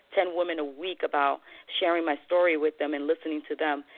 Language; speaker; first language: English; non-native, fluent; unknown